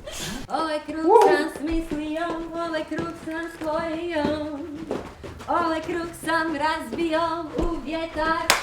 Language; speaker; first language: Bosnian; non-native, learner; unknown